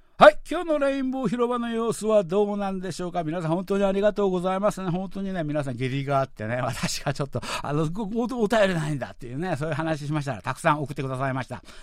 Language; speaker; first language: Japanese; non-native, fluent; Korean